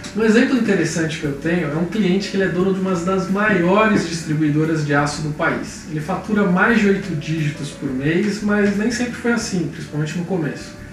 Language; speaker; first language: Portuguese; native; Portuguese